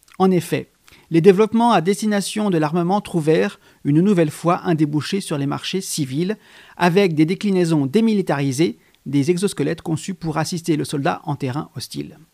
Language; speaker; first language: French; native; French